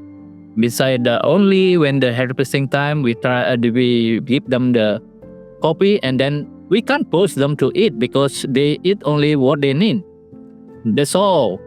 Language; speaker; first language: English; non-native, learner; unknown